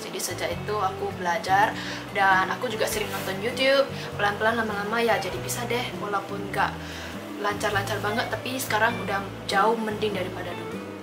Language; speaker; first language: Indonesian; non-native, local second language; Min Nan Chinese